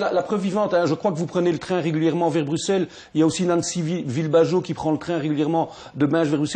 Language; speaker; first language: French; native; French